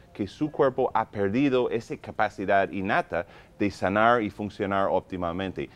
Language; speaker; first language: Spanish; non-native, fluent; English